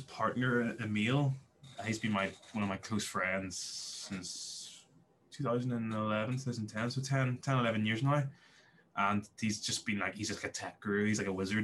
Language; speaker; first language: English; native; English